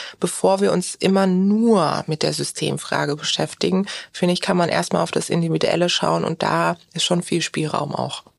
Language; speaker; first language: German; early bilingual, other home language; Turkish